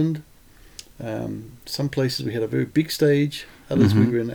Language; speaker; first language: English; non-native, local second language; Lithuanian